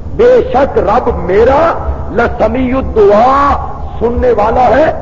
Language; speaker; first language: Urdu; non-native, local second language; Punjabi